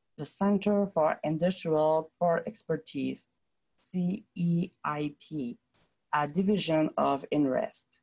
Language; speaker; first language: English; non-native, fluent; French